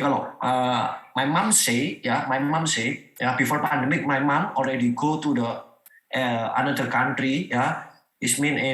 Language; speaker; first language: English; non-native, learner; Indonesian